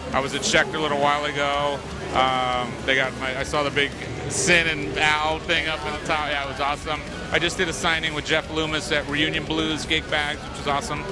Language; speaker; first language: English; early bilingual, other home language; Spanish